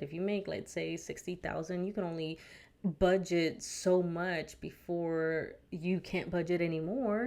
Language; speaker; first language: English; early bilingual, other home language; Spanish